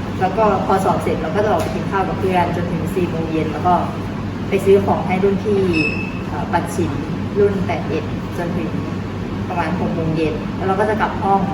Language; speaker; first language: Thai; native; Thai